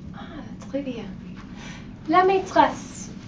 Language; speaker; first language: French; non-native, learner; English